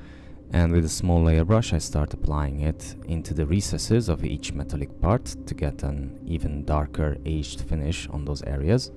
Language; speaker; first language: English; non-native, fluent; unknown